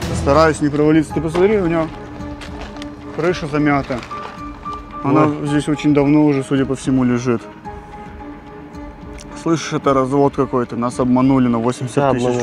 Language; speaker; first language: Russian; native; Russian